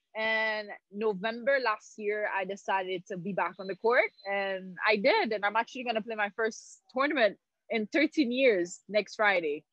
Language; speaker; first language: English; non-native, fluent; Haitian Creole